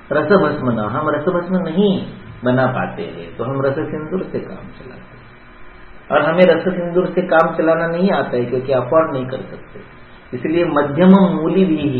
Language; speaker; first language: Hindi; non-native, local second language; Marathi